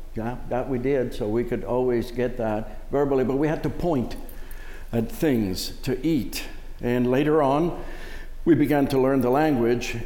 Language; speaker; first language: English; early bilingual, other home language; Spanish